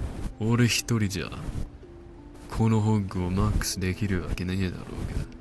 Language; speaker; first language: Japanese; non-native, fluent; English